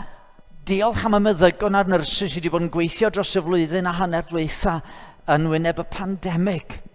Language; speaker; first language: Welsh; native; Welsh